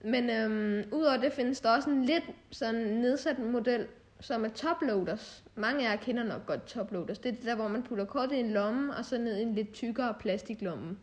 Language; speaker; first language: Danish; native; Danish